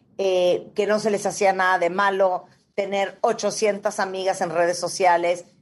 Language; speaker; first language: Spanish; native; Spanish